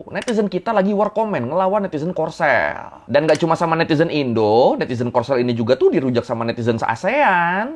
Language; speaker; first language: Indonesian; native; Indonesian